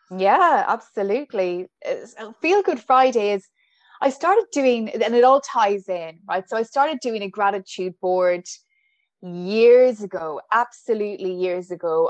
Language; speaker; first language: English; native; English